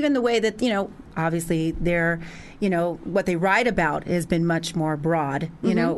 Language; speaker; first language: English; native; English